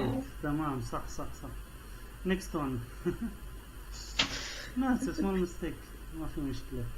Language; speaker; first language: English; non-native, fluent; Arabic